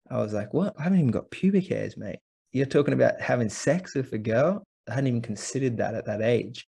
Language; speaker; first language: English; native; English